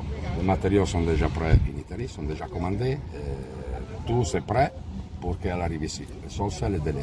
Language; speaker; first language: French; non-native, learner; Italian